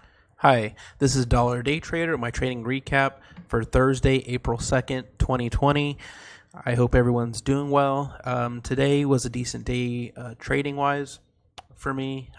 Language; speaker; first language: English; native; English